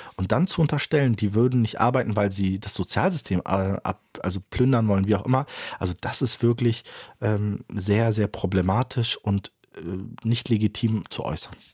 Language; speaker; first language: German; early bilingual, other home language; Turkish